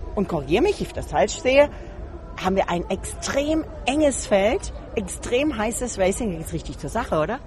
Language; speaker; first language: German; native; German